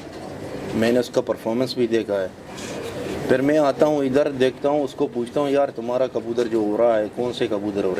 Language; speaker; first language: Hindi; non-native, learner; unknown